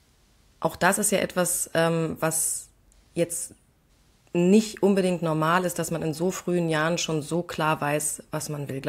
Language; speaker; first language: German; native; German